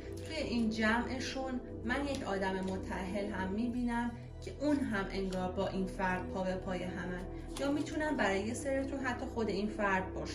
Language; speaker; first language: Persian; native; Persian